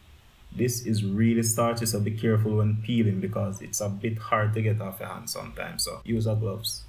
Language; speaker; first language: English; native; English